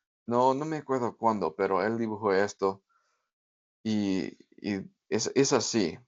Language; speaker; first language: Spanish; non-native, fluent; English